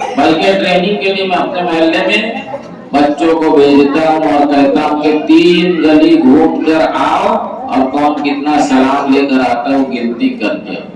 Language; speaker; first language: Urdu; native; Urdu